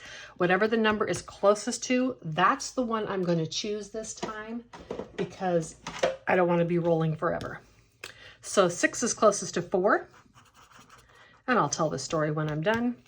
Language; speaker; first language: English; native; English